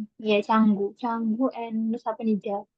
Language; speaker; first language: English; non-native, learner; Indonesian